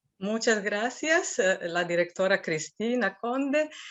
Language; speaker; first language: Spanish; non-native, fluent; Serbian